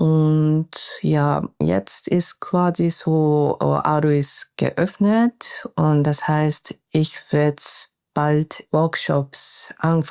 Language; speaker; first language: German; non-native, fluent; Japanese